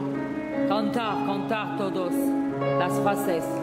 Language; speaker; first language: Spanish; non-native, learner; French